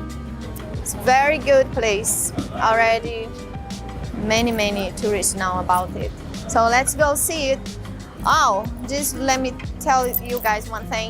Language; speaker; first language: English; non-native, learner; Portuguese